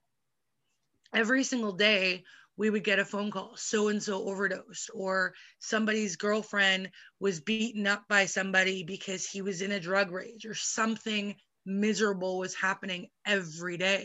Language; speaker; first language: English; native; English